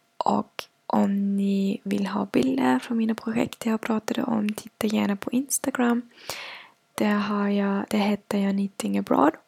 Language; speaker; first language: Swedish; non-native, fluent; German